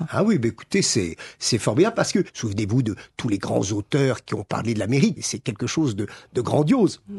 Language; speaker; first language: French; native; French